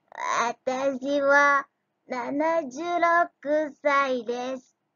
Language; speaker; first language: Japanese; non-native, fluent; Indonesian